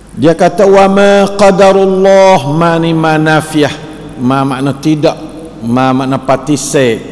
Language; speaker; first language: Malay; native; Malay